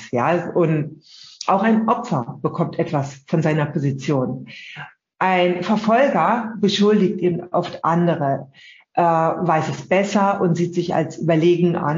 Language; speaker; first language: German; native; German